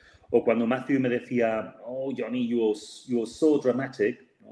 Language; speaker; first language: Spanish; native; Spanish